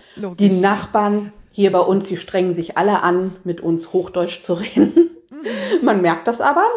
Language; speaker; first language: German; native; German